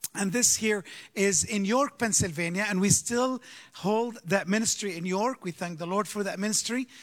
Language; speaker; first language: English; early bilingual, other home language; Arabic